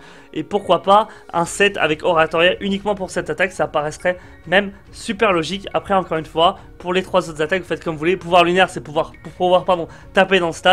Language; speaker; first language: French; native; French